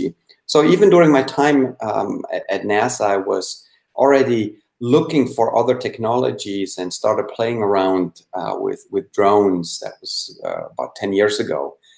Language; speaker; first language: English; non-native, fluent; Swiss German